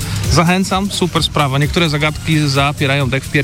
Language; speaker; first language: Polish; native; Polish